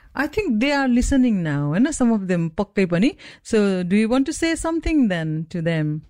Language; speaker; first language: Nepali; native; Nepali